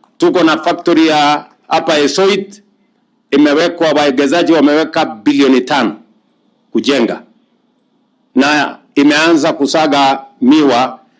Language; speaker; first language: Swahili; native; Swahili